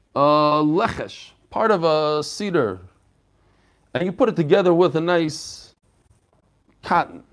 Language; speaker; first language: English; native; English